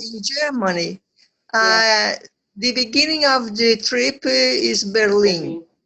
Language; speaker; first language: English; non-native, learner; Portuguese